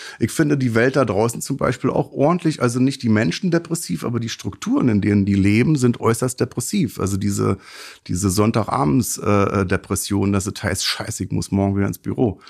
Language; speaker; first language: German; native; German